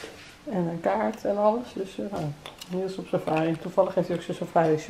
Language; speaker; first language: Dutch; native; Dutch